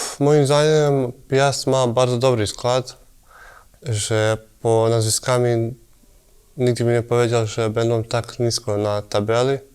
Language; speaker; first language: Polish; non-native, fluent; Bosnian